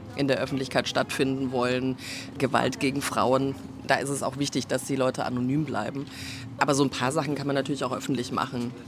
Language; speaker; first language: German; native; German